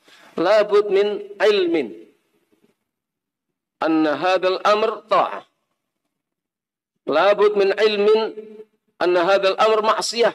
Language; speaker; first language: Arabic; non-native, fluent; Indonesian